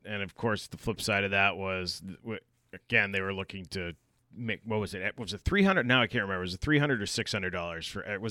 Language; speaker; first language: English; native; English